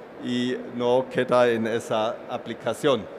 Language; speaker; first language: Spanish; non-native, fluent; German